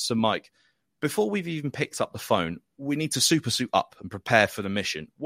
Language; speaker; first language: English; native; English